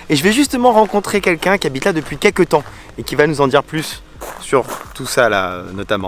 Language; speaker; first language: French; native; French